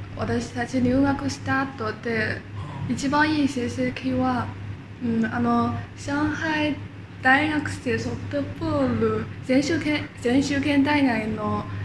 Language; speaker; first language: Japanese; non-native, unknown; Chinese